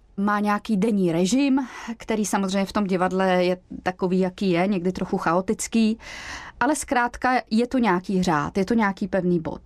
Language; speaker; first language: Czech; native; Czech